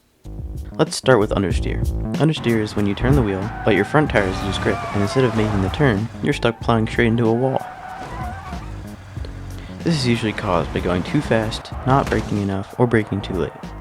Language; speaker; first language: English; native; English